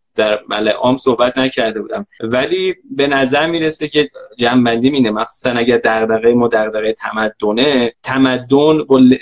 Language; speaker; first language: Persian; native; Persian